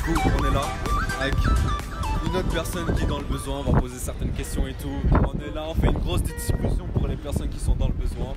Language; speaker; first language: French; native; French